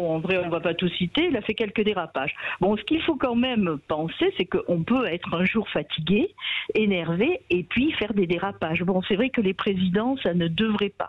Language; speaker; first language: French; native; French